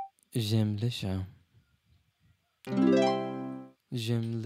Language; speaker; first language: French; non-native, learner; English